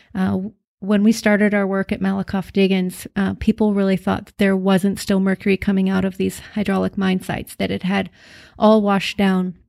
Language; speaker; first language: English; native; English